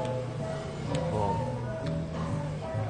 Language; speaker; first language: Korean; native; Korean